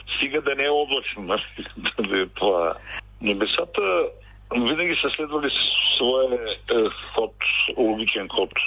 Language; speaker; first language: Bulgarian; native; Bulgarian